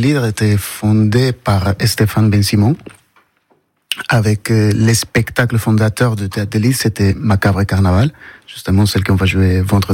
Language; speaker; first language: French; non-native, fluent; Spanish